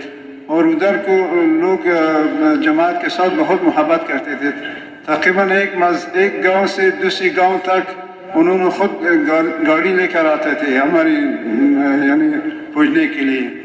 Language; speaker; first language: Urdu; non-native, local second language; Pashto